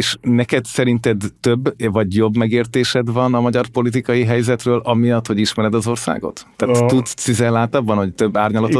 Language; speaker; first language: Hungarian; native; Hungarian